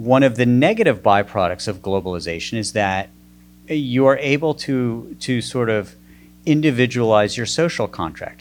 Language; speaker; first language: English; native; English